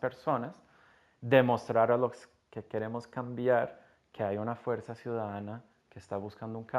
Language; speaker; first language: Spanish; non-native, fluent; English